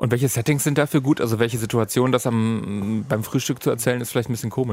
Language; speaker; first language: German; native; German